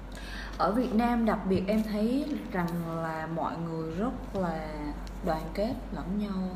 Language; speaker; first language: Vietnamese; native; Vietnamese